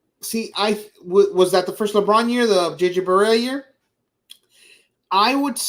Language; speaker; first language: English; native; English